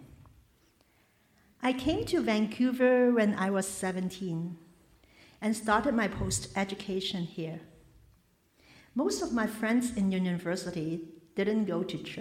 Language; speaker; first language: English; non-native, local second language; Cantonese